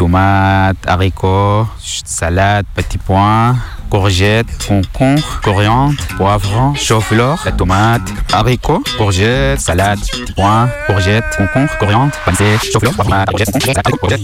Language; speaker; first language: French; non-native, learner; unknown